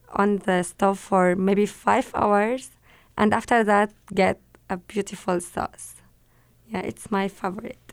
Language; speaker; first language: English; non-native, learner; Arabic